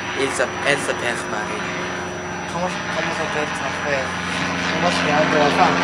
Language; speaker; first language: French; non-native, learner; Spanish